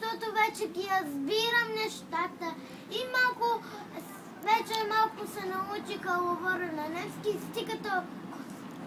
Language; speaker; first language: Bulgarian; early bilingual, heritage; Bulgarian